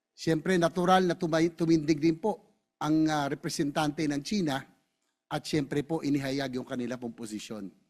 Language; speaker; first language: Filipino; native; Filipino